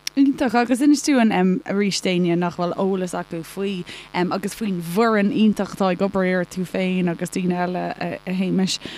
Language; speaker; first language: Irish; non-native, local second language; English